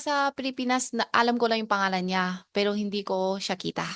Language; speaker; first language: Filipino; non-native, learner; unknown